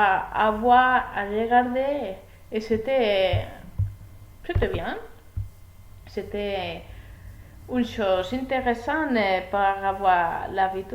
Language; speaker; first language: French; non-native, learner; Spanish